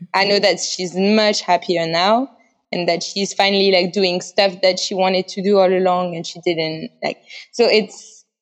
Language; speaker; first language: English; non-native, fluent; French